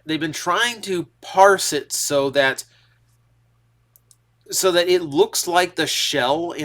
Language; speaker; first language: English; native; English